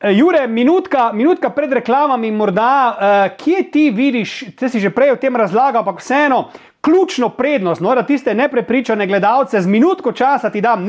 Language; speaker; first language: Slovenian; native; Slovenian